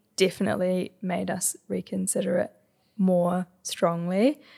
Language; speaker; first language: English; native; English